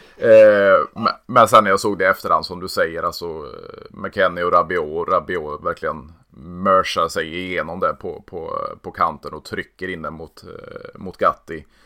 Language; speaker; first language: Swedish; native; Swedish